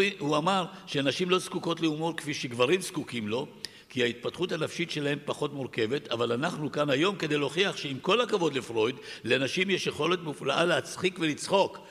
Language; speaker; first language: Hebrew; early bilingual, other home language; Arabic